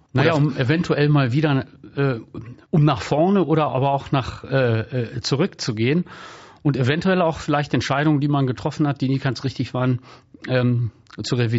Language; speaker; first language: German; native; German